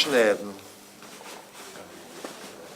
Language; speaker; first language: German; native; German